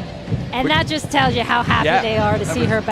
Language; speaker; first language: English; native; English